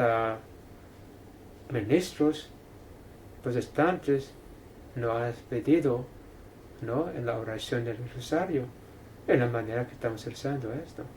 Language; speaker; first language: Spanish; non-native, fluent; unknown